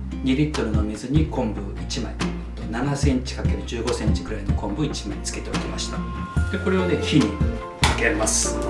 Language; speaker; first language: Japanese; native; Japanese